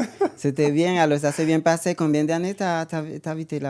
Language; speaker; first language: French; non-native, learner; Spanish